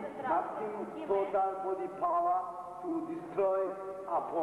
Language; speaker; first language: English; non-native, learner; Japanese